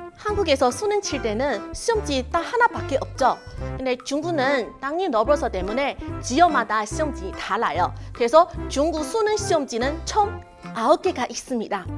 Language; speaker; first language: Korean; non-native, learner; Chinese